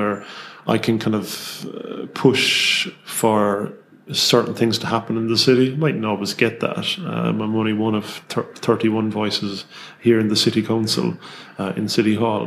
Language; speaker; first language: English; native; English